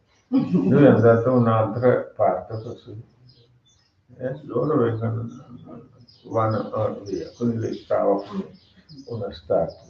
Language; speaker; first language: Italian; non-native, fluent; Tamil